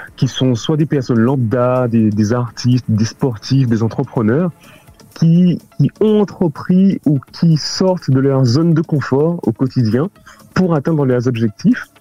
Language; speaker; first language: French; native; French